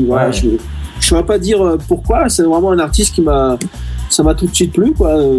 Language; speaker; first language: French; native; French